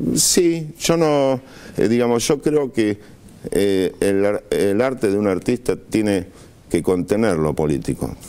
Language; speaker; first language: Spanish; native; Spanish